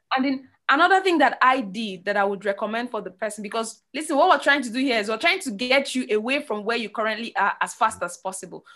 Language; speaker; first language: English; non-native, local second language; Igbo